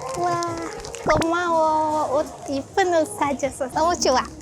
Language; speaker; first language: Korean; non-native, learner; Indonesian